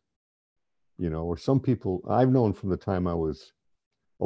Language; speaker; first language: English; native; English